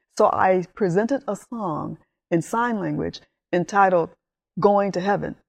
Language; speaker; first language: English; early bilingual, other home language; Spanish